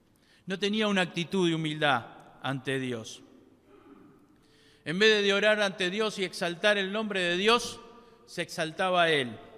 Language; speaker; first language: Spanish; native; Spanish